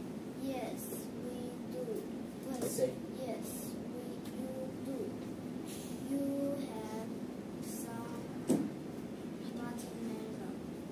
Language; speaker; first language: English; non-native, learner; Chinese